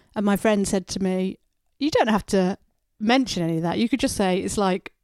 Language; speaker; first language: English; native; English